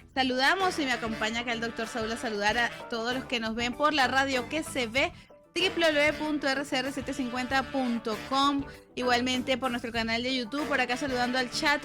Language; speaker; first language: Spanish; native; Spanish